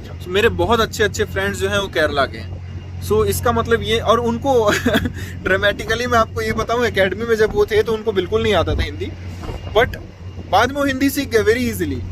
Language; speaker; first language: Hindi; non-native, local second language; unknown